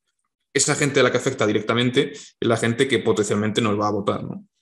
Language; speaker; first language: Spanish; native; Spanish